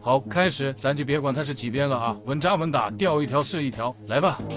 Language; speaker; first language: Chinese; native; Chinese